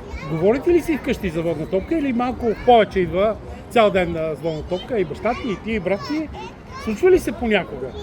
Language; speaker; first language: Bulgarian; native; Bulgarian